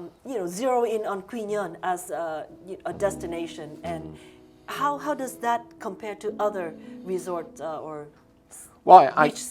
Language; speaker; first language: English; non-native, fluent; Vietnamese